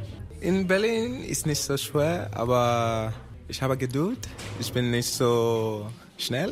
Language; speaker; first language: German; non-native, learner; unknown